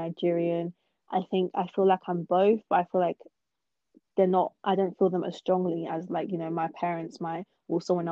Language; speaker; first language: English; native; English